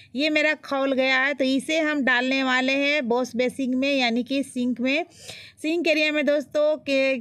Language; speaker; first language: Hindi; native; Hindi